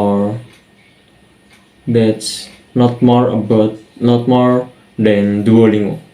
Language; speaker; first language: English; non-native, learner; Indonesian